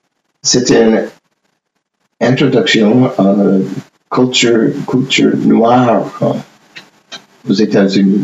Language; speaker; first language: French; non-native, fluent; English